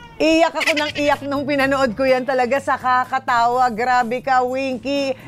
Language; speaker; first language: Filipino; native; Filipino